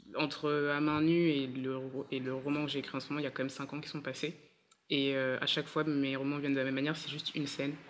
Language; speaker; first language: French; native; French